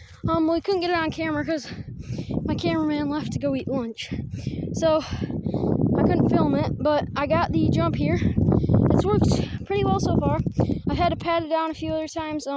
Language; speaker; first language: English; native; English